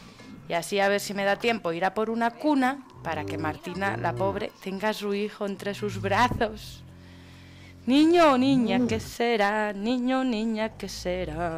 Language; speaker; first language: Spanish; native; Spanish